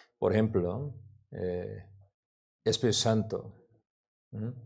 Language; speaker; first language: Spanish; non-native, learner; Korean